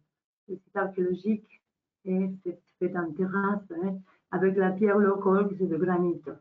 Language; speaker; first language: French; non-native, learner; Spanish